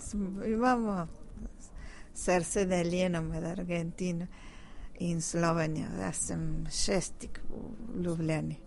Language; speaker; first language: Slovenian; early bilingual, heritage; Spanish